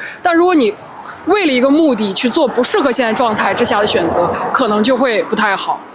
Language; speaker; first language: Chinese; native; Chinese